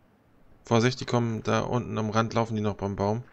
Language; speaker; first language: German; native; German